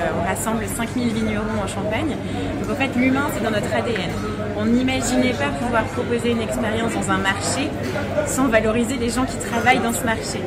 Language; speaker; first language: French; native; French